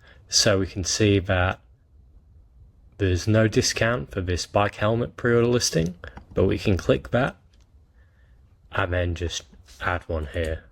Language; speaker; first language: English; native; English